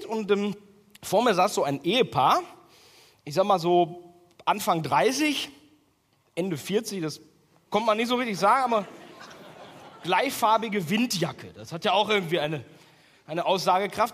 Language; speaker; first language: German; native; German